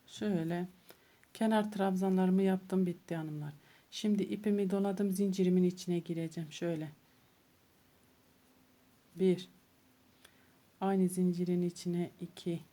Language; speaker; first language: Turkish; native; Turkish